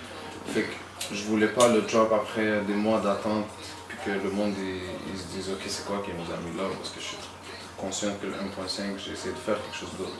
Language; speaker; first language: French; native; French